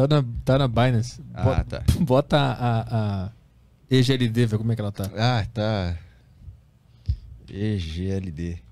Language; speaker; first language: Portuguese; native; Portuguese